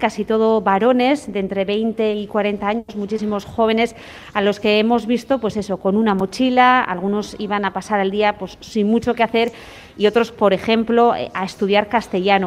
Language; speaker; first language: Spanish; native; Spanish